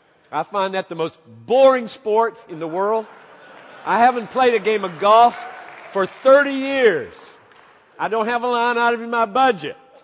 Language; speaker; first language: English; native; English